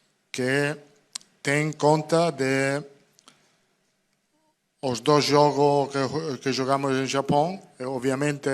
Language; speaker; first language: Portuguese; non-native, learner; Italian